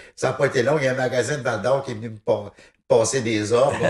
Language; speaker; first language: French; native; French